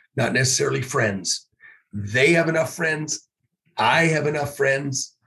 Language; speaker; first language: English; native; English